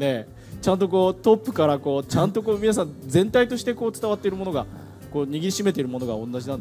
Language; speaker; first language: Japanese; native; Japanese